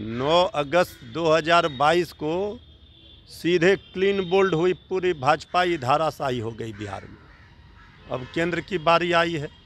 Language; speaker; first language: Hindi; native; Hindi